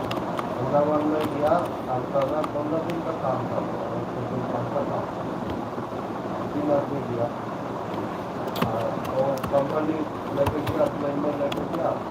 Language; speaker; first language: Hindi; non-native, local second language; Santali